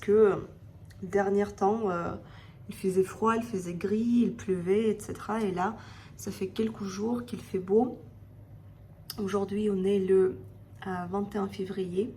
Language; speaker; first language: French; non-native, fluent; Russian